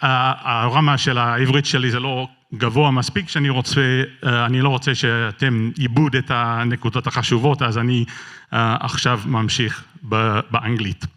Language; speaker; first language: Hebrew; non-native, learner; English